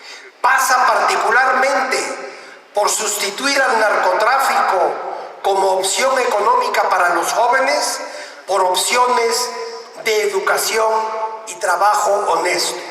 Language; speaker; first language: Spanish; native; Spanish